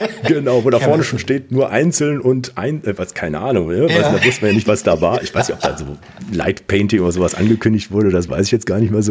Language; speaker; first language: German; native; German